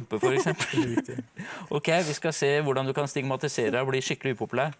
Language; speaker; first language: Norwegian; native; Norwegian